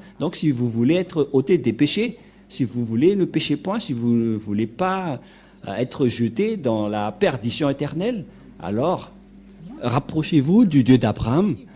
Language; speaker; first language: French; non-native, local second language; Malagasy